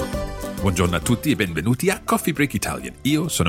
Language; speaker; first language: Italian; non-native, fluent; English